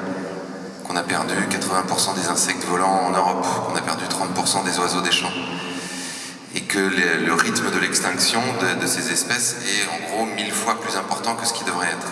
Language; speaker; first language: French; native; French